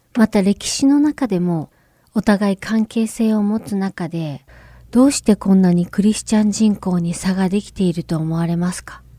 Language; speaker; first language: Japanese; native; Japanese